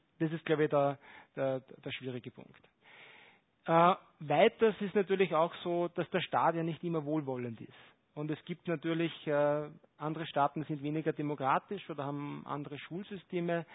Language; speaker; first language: German; native; German